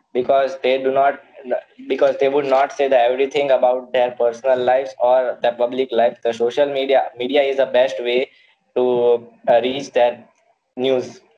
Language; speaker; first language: English; non-native, local second language; Gujarati